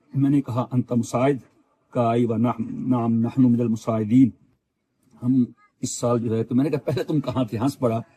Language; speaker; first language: Urdu; native; Urdu